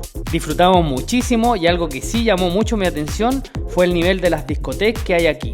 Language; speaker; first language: Spanish; native; Spanish